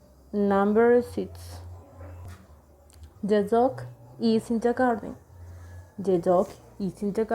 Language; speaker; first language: English; non-native, fluent; Spanish